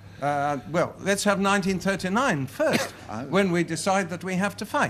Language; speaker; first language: English; native; English